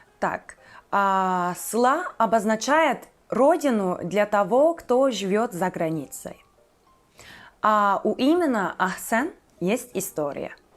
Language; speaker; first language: Russian; non-native, fluent; Turkish